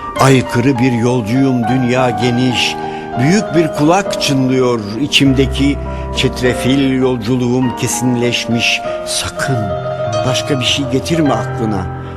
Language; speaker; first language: Turkish; native; Turkish